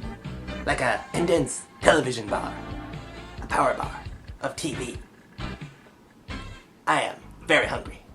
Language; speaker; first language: English; native; English